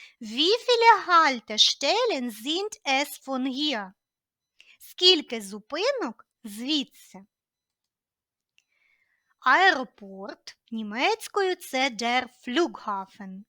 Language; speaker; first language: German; non-native, fluent; Ukrainian